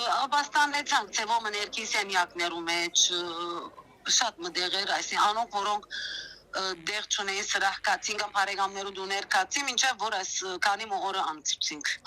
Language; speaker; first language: Armenian; early bilingual, heritage; Armenian